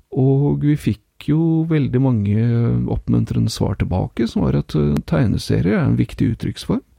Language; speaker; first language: Norwegian; native; Norwegian